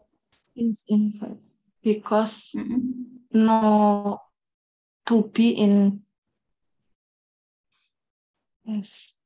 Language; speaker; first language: English; non-native, learner; Indonesian